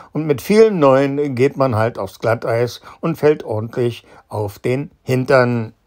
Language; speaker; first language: German; native; German